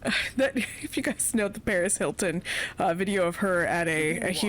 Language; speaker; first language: English; native; English